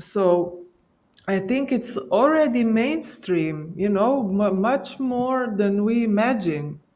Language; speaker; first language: English; non-native, fluent; Slovenian